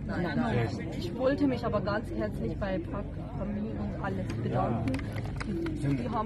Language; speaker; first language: German; non-native, local second language; Urdu